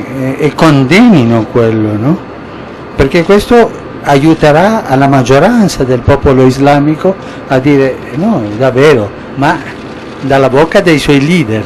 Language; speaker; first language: Italian; non-native, fluent; Spanish